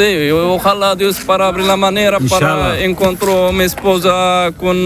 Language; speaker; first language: Spanish; non-native, learner; Arabic